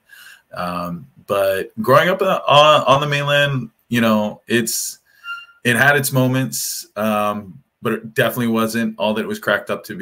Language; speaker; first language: English; native; English